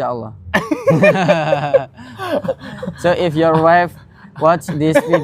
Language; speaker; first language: English; non-native, learner; Indonesian